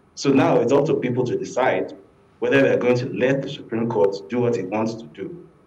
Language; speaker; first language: English; non-native, local second language; Yoruba